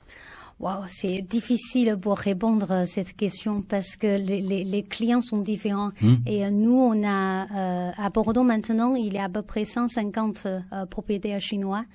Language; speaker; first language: French; non-native, learner; Chinese